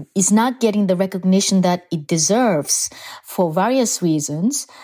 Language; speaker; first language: English; non-native, fluent; Japanese